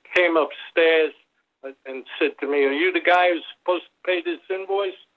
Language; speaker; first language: English; native; English